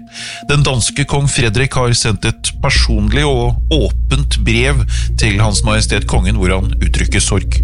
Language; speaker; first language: Norwegian; native; Norwegian